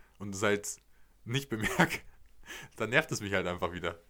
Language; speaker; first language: German; native; German